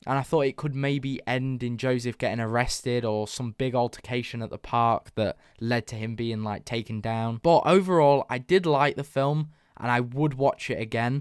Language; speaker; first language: English; native; English